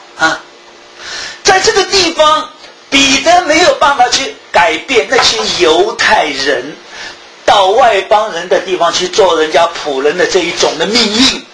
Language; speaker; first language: Chinese; early bilingual, heritage; Chinese